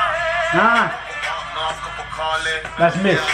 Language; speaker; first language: English; native; English